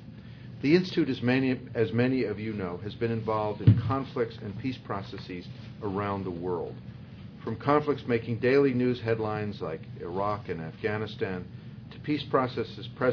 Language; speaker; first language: English; native; English